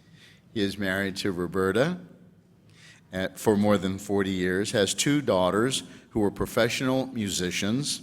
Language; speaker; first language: English; native; English